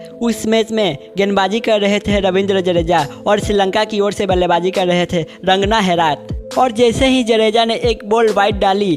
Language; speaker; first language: Hindi; native; Hindi